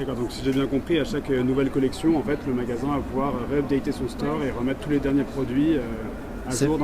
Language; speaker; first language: French; native; French